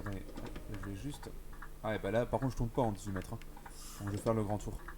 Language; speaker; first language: French; native; French